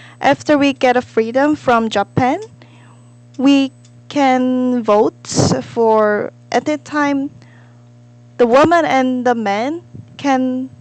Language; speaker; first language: English; non-native, learner; Korean